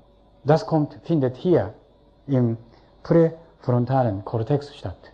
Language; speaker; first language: German; non-native, fluent; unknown